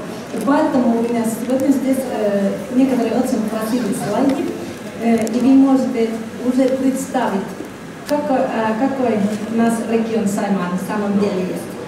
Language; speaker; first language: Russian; non-native, fluent; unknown